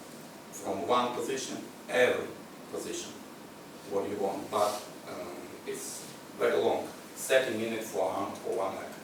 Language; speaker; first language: English; non-native, learner; Ukrainian